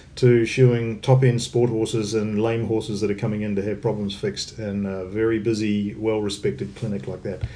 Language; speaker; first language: English; native; English